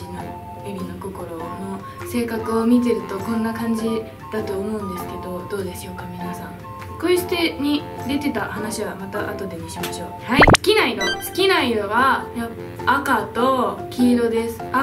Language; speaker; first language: Japanese; native; Japanese